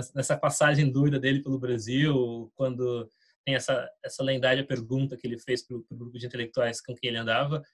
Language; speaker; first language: Portuguese; native; Portuguese